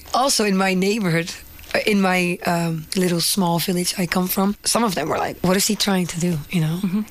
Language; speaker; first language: English; non-native, fluent; Dutch